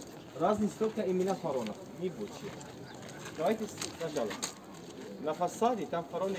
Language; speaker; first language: Russian; non-native, fluent; Arabic